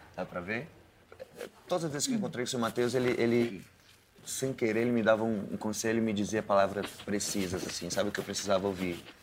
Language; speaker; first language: Portuguese; native; Portuguese